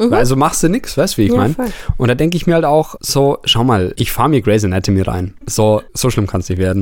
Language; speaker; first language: German; native; German